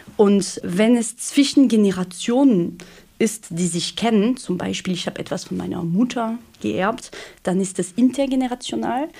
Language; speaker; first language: German; non-native, fluent; French